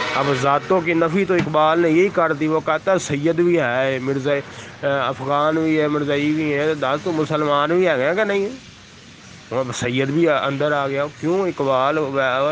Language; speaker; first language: Urdu; non-native, local second language; Punjabi